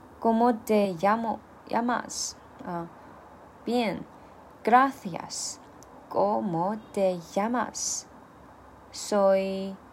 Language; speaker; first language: Spanish; non-native, learner; Chinese